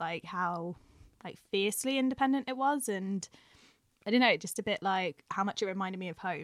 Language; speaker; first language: English; native; English